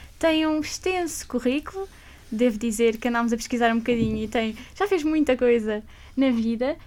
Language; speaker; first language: Portuguese; native; Portuguese